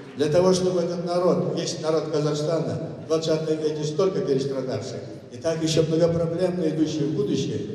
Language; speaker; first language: Russian; non-native, local second language; Kazakh